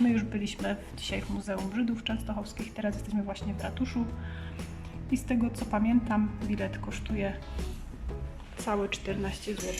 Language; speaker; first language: Polish; native; Polish